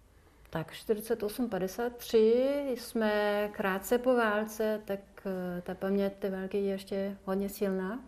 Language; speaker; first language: Czech; non-native, fluent; French